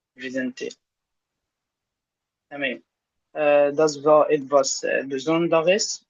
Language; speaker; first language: German; non-native, learner; Arabic